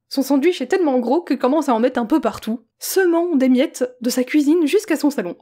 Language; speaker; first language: French; native; French